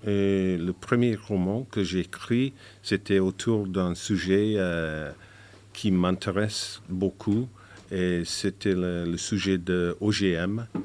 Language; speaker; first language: French; non-native, fluent; English